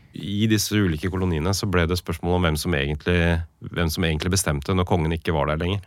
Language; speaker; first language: Norwegian; native; Norwegian